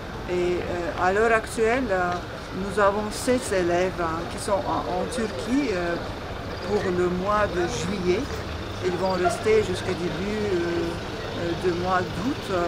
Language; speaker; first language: French; non-native, fluent; Turkish